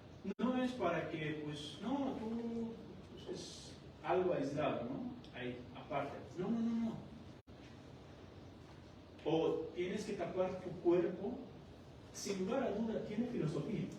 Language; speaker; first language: Spanish; non-native, fluent; Persian